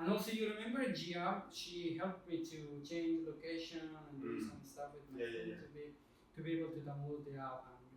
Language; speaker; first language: English; non-native, fluent; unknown